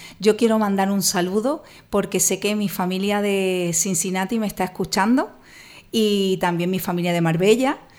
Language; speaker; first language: Spanish; native; Spanish